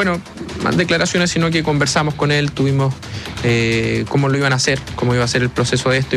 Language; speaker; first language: Spanish; native; Spanish